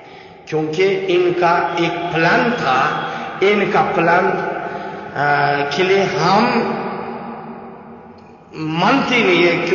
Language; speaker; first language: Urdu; non-native, learner; Uyghur